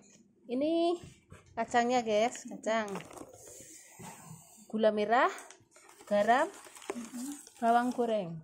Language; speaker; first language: Indonesian; non-native, local second language; Javanese